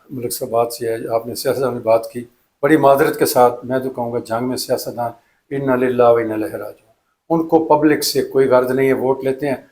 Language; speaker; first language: Urdu; non-native, local second language; Punjabi